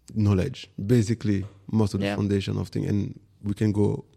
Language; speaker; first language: English; non-native, fluent; French